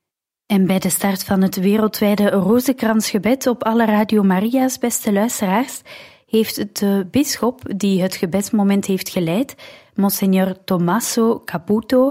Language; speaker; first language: Dutch; native; Dutch